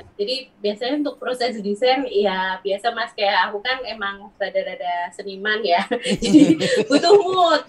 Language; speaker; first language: Indonesian; native; Indonesian